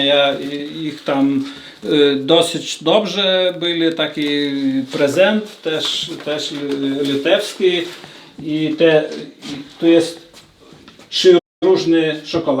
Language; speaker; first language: Polish; non-native, learner; Lithuanian